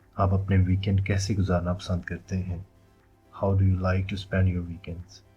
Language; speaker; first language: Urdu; native; Urdu